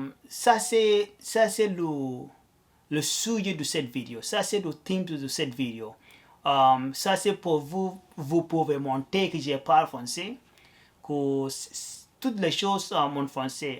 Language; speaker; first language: French; non-native, learner; Arabic